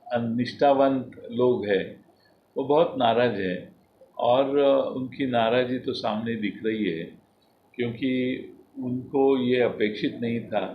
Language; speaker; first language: Hindi; non-native, local second language; Marathi